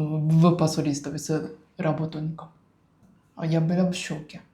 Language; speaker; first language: Russian; non-native, learner; Japanese